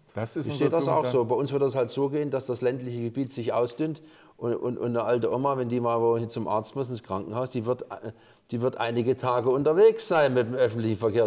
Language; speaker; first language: German; native; German